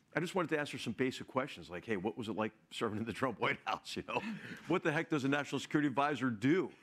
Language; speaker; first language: English; native; English